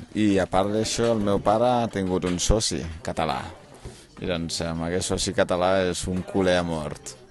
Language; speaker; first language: Catalan; non-native, fluent; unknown